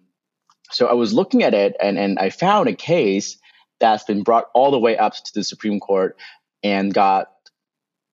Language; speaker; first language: English; non-native, local second language; Cantonese